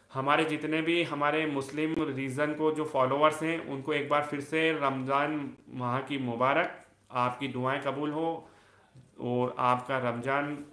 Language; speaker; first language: Hindi; native; Hindi